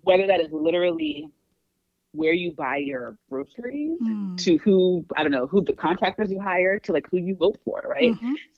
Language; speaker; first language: English; native; English